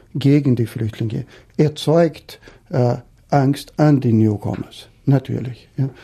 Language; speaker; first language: German; non-native, fluent; Portuguese